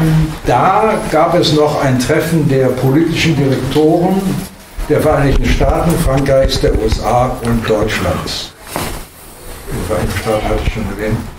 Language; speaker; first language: German; native; German